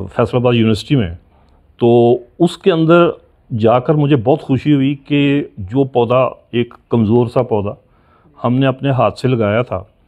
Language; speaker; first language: Urdu; non-native, local second language; Punjabi